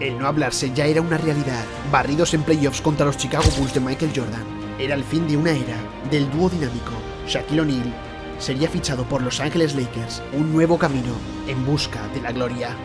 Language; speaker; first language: Spanish; native; Spanish